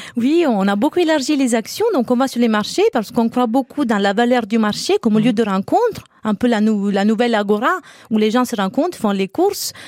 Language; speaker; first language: French; non-native, fluent; Italian